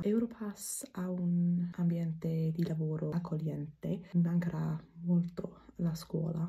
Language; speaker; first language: Italian; non-native, fluent; English